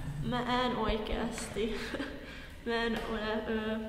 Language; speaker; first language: Finnish; non-native, fluent; Hungarian